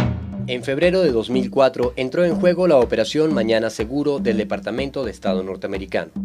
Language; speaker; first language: Spanish; native; Spanish